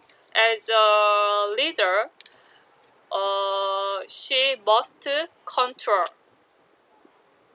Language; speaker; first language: English; non-native, learner; Korean